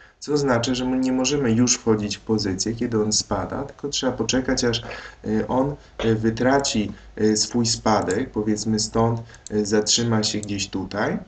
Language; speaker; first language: Polish; native; Polish